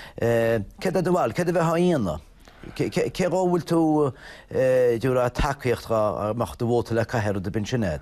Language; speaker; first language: Irish; native; Irish